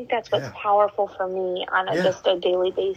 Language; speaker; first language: English; native; English